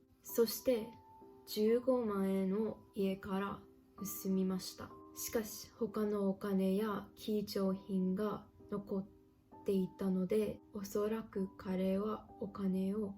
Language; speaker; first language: Japanese; non-native, learner; English